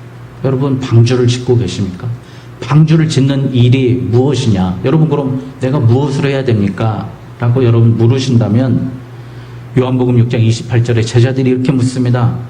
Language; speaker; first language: Korean; native; Korean